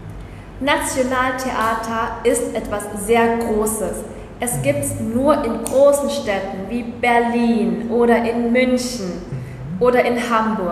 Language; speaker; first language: German; early bilingual, other home language; Vietnamese